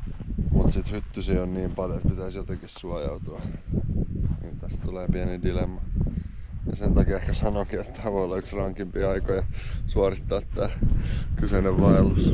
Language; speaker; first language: Finnish; native; Finnish